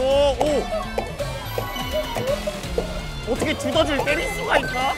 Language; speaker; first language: Korean; native; Korean